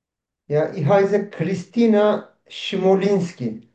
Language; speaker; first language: German; non-native, learner; Turkish